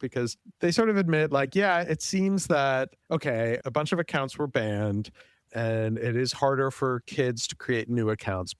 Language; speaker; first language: English; native; English